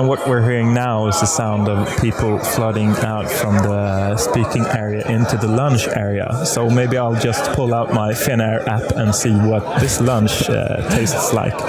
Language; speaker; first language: English; non-native, fluent; Swedish